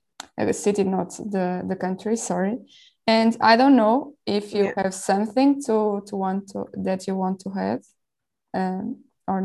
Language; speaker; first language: English; non-native, local second language; Portuguese